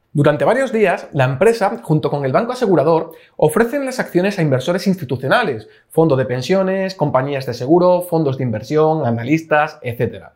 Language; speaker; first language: Spanish; native; Spanish